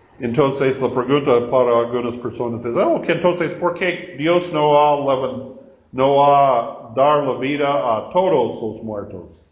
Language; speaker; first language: Spanish; non-native, learner; English